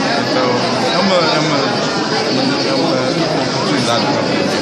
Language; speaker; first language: Portuguese; early bilingual, heritage; English